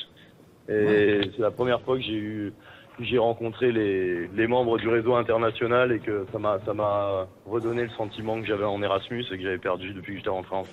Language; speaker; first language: French; native; French